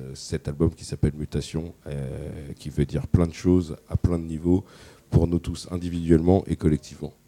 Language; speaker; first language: French; native; French